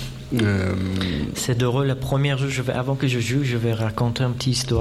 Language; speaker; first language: French; non-native, fluent; Persian